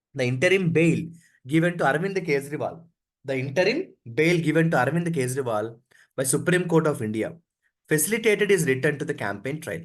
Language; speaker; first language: English; non-native, local second language; Telugu